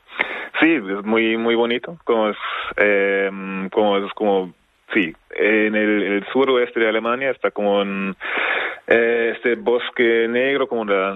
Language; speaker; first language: Spanish; non-native, fluent; German